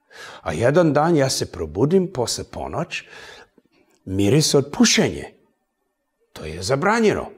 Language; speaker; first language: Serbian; early bilingual, heritage; English